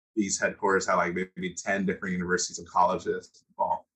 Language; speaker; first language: English; native; English